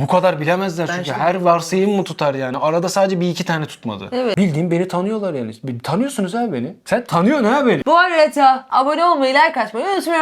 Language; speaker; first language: Turkish; native; Turkish